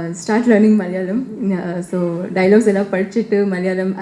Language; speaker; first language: Malayalam; non-native, learner; Tamil